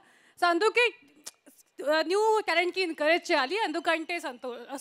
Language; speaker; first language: Telugu; non-native, learner; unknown